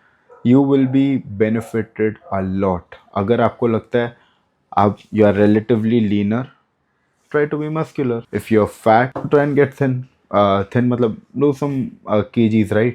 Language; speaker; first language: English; non-native, local second language; Hindi